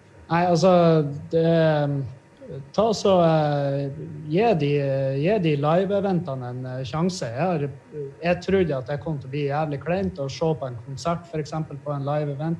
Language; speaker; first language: Norwegian; native; Norwegian